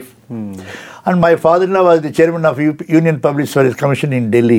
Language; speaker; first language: English; non-native, local second language; Telugu